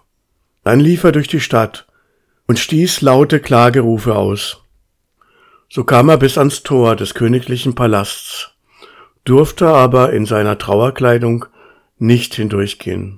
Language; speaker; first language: German; native; German